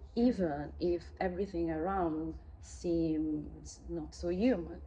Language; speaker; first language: English; non-native, fluent; Italian